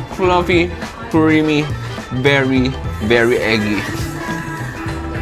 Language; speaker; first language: English; non-native, local second language; Filipino